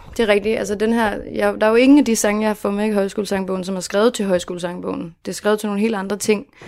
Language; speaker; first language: Danish; native; Danish